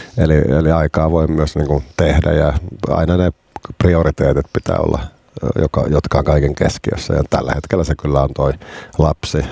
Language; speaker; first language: Finnish; native; Finnish